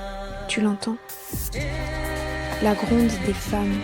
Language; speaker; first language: French; native; French